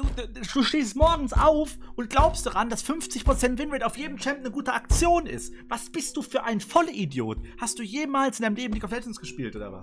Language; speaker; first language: German; native; German